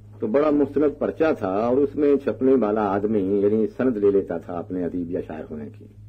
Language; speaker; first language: Urdu; non-native, local second language; Punjabi